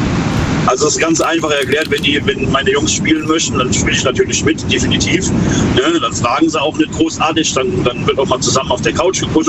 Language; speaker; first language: German; native; German